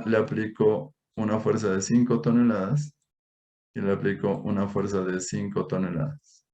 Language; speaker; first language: Spanish; native; Spanish